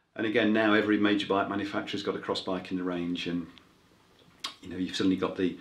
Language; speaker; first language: English; native; English